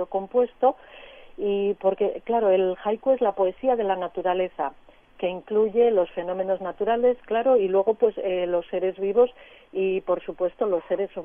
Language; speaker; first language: Spanish; native; Spanish